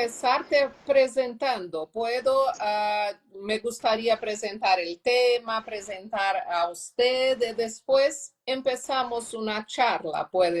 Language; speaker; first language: Spanish; non-native, learner; Portuguese